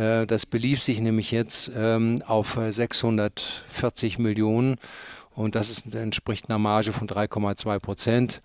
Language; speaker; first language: German; native; German